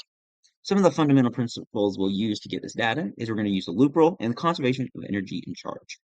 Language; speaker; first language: English; native; English